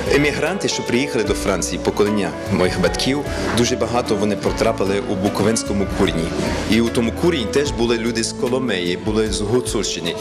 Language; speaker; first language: Ukrainian; early bilingual, heritage; Ukrainian